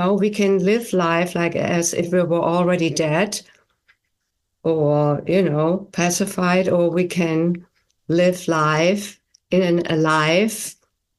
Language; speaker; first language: English; non-native, fluent; German